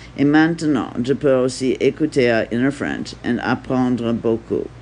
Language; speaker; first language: French; non-native, learner; English